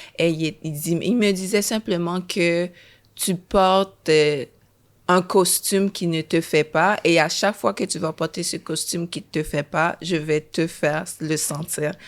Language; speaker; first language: French; early bilingual, other home language; Haitian Creole